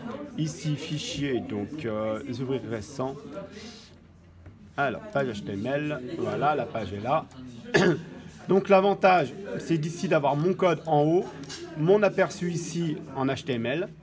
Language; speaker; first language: French; native; French